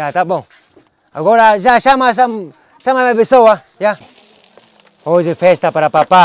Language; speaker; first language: Portuguese; non-native, learner; Vietnamese